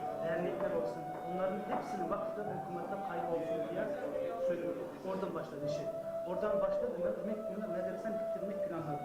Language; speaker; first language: Turkish; non-native, fluent; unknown